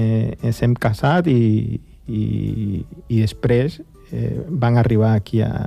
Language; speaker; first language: Catalan; non-native, fluent; Spanish